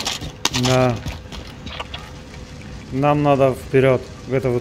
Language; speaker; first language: Russian; non-native, fluent; Azerbaijani